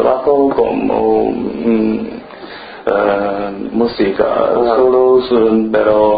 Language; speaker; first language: Spanish; non-native, learner; Chinese